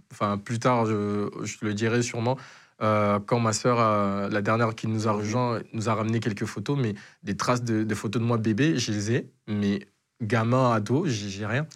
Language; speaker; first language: French; native; French